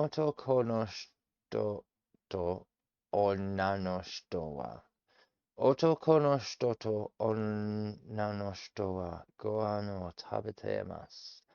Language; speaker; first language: Japanese; non-native, learner; English